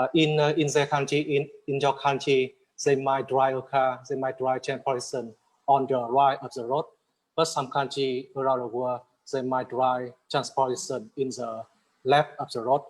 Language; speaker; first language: English; non-native, learner; Vietnamese